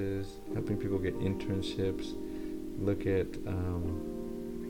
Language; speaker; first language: English; early bilingual, other home language; Spanish